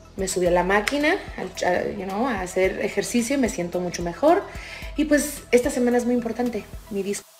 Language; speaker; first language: Spanish; early bilingual, other home language; English